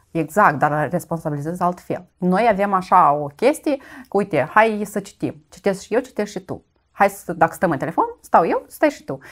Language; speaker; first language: Romanian; native; Romanian